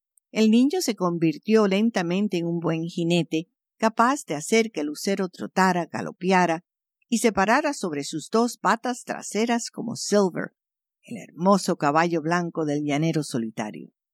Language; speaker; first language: Spanish; early bilingual, heritage; Spanish